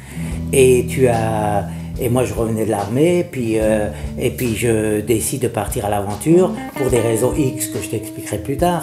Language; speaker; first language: French; native; French